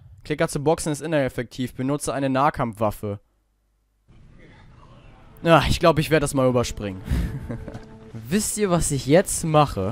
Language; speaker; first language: German; native; German